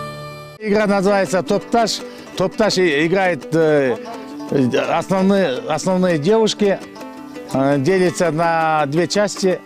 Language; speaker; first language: Russian; non-native, local second language; Kyrgyz